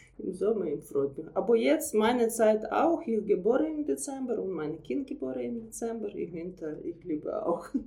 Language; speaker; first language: German; non-native, learner; Ukrainian